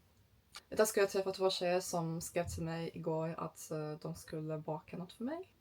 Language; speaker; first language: Swedish; non-native, learner; Turkish